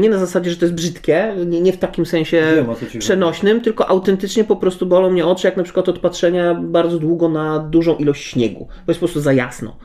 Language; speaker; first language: Polish; native; Polish